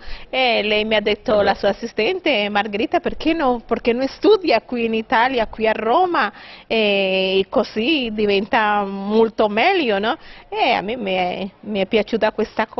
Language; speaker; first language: Italian; non-native, fluent; Spanish